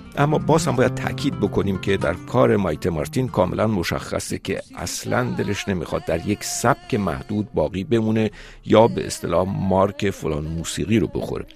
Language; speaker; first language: Persian; native; Persian